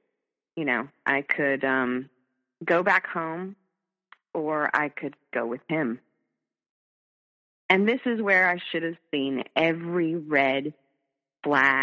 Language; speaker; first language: English; native; English